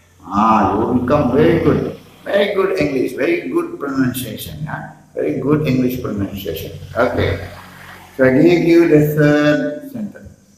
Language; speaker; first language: English; non-native, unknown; Balinese